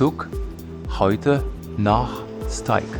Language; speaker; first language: German; non-native, learner; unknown